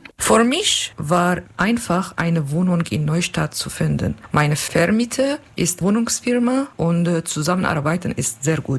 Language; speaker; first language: German; non-native, learner; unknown